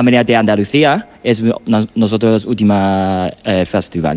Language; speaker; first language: Spanish; non-native, learner; Chinese